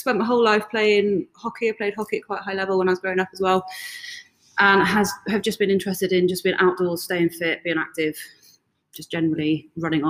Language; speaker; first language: English; native; English